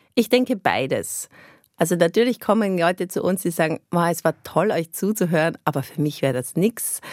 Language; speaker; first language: German; native; German